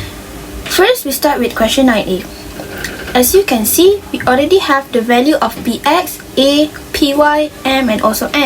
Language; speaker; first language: English; non-native, local second language; Malay